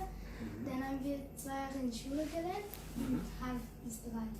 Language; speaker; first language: German; non-native, learner; Tajik